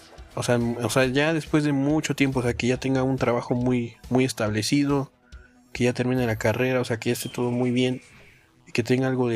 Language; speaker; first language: Spanish; native; Spanish